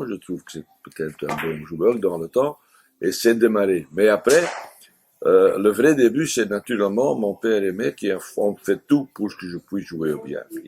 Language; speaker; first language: French; non-native, fluent; Dutch